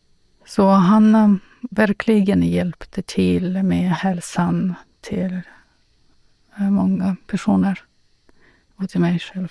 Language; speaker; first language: Swedish; non-native, fluent; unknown